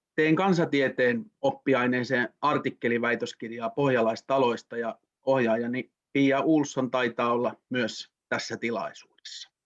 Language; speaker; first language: Finnish; native; Finnish